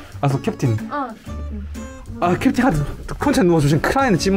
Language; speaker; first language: German; non-native, learner; Korean